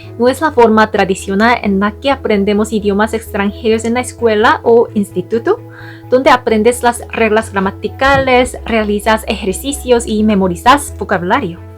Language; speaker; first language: Spanish; non-native, fluent; Korean